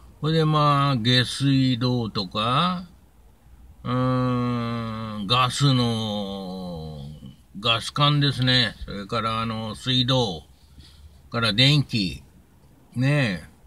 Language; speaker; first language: Japanese; native; Japanese